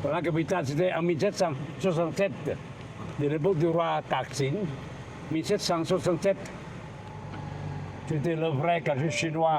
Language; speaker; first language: French; non-native, learner; Thai